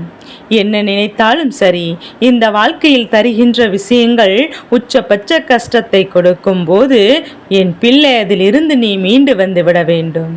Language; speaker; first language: Tamil; native; Tamil